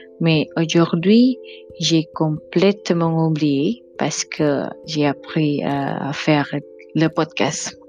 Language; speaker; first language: French; non-native, learner; Indonesian